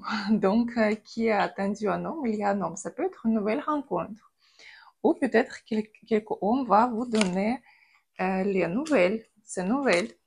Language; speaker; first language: French; non-native, fluent; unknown